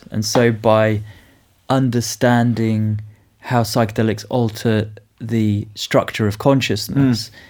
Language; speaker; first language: English; native; English